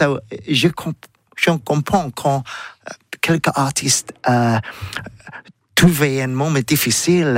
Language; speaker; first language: French; non-native, learner; English